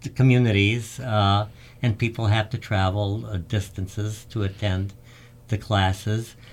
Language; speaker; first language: English; early bilingual, other home language; Czech